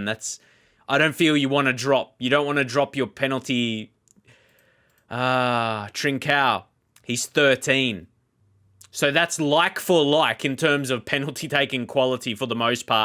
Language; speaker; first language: English; native; English